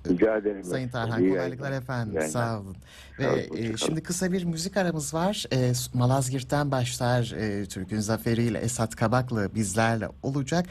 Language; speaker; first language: Turkish; native; Turkish